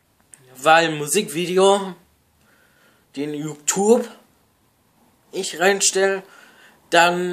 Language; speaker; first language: German; non-native, learner; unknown